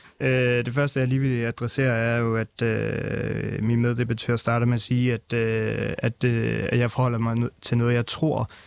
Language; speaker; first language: Danish; early bilingual, other home language; Punjabi